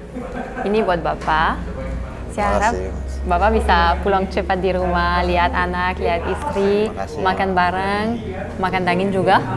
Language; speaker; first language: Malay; non-native, fluent; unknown